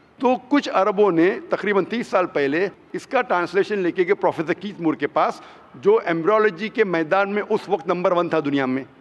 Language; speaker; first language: Hindi; non-native, local second language; Konkani